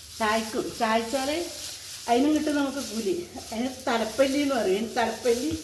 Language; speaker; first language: Malayalam; native; Malayalam